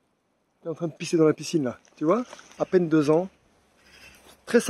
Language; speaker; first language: French; native; French